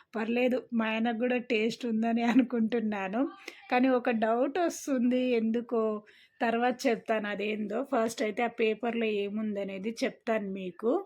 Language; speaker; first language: Telugu; non-native, local second language; Lambadi